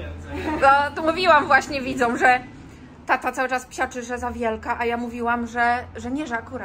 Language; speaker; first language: Polish; native; Polish